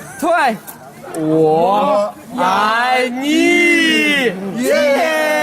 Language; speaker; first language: Chinese; non-native, learner; Russian